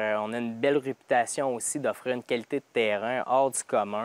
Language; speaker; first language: French; native; French